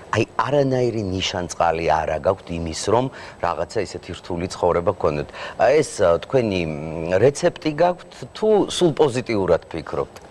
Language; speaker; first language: Georgian; native; Georgian